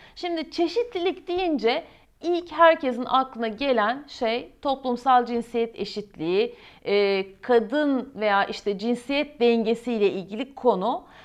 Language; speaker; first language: Turkish; native; Turkish